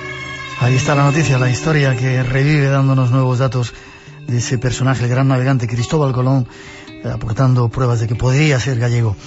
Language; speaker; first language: Spanish; native; Spanish